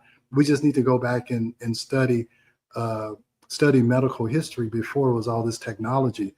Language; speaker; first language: English; native; English